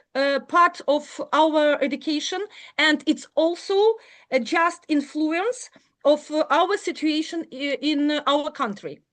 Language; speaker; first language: English; non-native, learner; Ukrainian